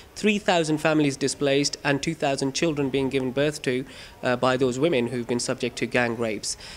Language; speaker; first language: English; non-native, local second language; Urdu